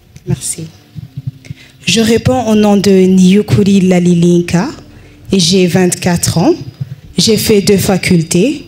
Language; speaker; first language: French; non-native, local second language; Rundi